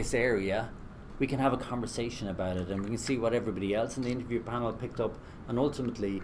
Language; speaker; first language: English; native; English